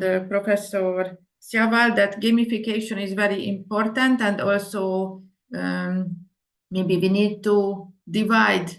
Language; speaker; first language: English; non-native, fluent; Indonesian